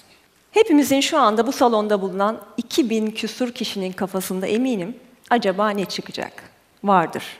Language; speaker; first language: Turkish; native; Turkish